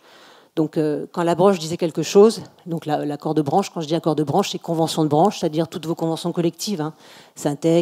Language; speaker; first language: French; native; French